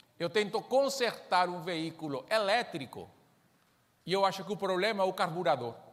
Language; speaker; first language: Portuguese; non-native, fluent; Spanish